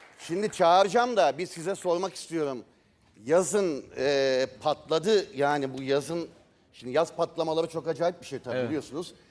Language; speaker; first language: Turkish; native; Turkish